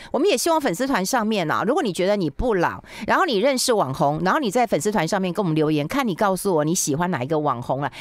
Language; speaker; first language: Chinese; native; Chinese